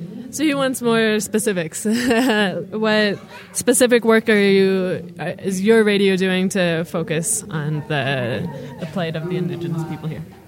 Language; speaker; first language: English; native; English